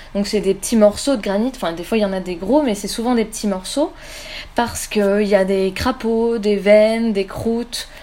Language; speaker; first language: French; native; French